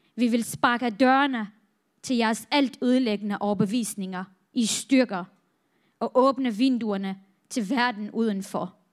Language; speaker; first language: Danish; non-native, fluent; Central Kurdish